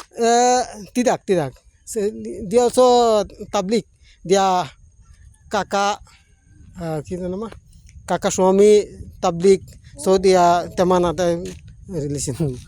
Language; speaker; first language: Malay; non-native, learner; Bangla